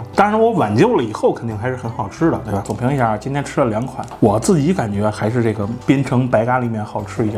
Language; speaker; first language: Chinese; native; Chinese